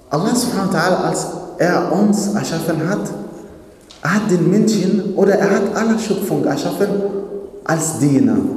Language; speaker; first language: German; non-native, fluent; Arabic